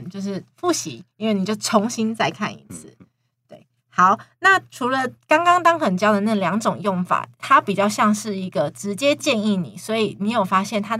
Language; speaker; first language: Chinese; native; Chinese